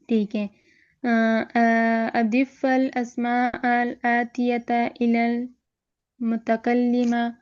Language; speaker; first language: Arabic; non-native, learner; Urdu